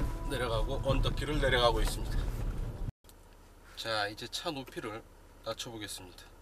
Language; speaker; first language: Korean; native; Korean